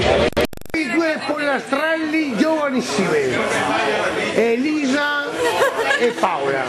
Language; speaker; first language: Italian; native; Italian